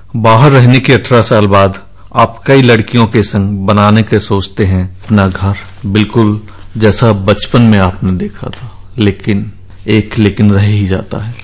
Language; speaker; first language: Hindi; native; Hindi